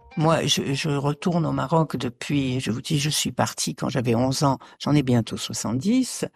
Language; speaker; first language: French; early bilingual, other home language; Arabic